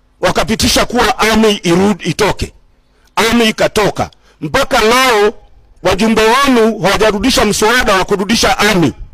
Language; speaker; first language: Swahili; non-native, local second language; Kikuyu